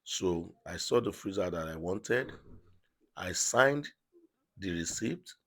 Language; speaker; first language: English; non-native, local second language; Yoruba